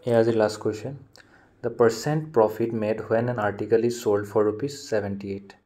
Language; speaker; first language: English; non-native, local second language; Assamese